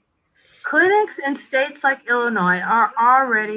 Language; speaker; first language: English; native; English